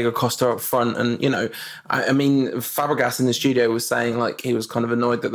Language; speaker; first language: English; native; English